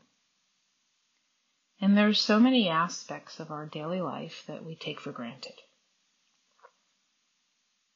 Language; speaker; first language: English; native; English